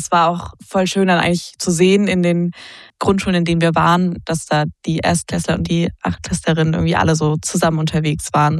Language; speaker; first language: German; native; German